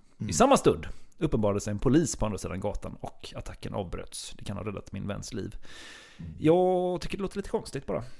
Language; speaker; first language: Swedish; native; Swedish